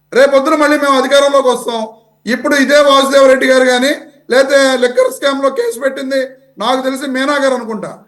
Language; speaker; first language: Telugu; native; Telugu